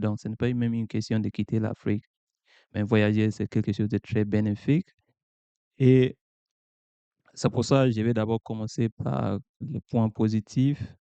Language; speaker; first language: French; non-native, fluent; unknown